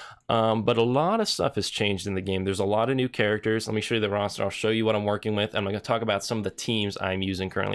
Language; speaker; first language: English; native; English